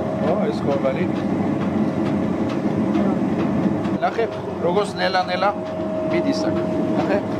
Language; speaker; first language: Georgian; non-native, learner; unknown